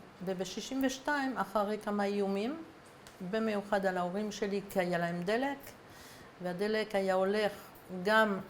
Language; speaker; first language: Hebrew; non-native, fluent; French